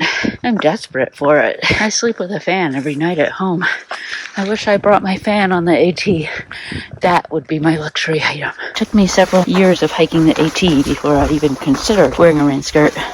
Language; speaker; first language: English; native; English